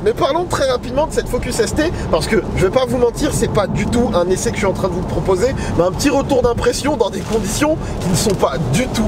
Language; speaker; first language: French; native; French